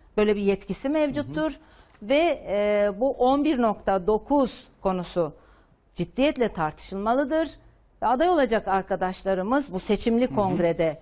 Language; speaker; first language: Turkish; native; Turkish